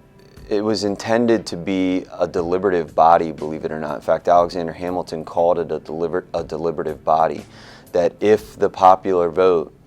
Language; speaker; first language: English; native; English